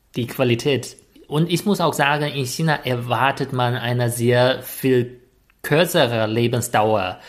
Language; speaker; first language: German; non-native, fluent; Chinese